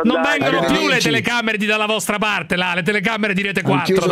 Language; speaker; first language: Italian; native; Italian